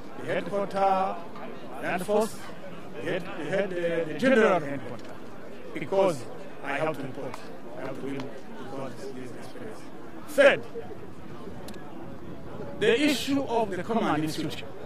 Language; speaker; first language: English; non-native, learner; Rundi